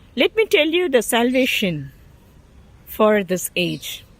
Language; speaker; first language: English; non-native, local second language; Tamil